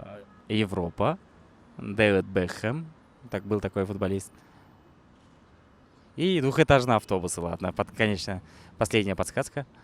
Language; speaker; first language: Russian; non-native, local second language; Kyrgyz